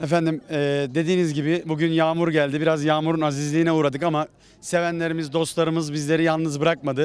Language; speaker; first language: Turkish; native; Turkish